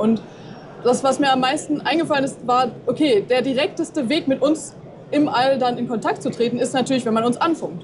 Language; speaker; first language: German; native; German